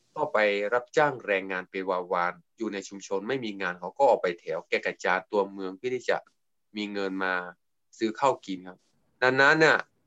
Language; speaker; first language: Thai; non-native, local second language; S'gaw Karen